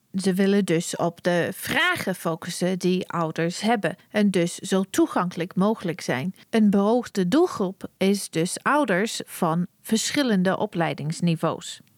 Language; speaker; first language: Dutch; non-native, fluent; English